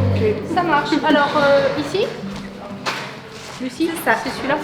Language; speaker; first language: French; native; French